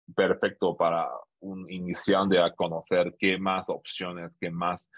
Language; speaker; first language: Spanish; non-native, fluent; Chinese